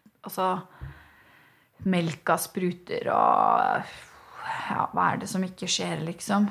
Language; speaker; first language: Norwegian; native; Norwegian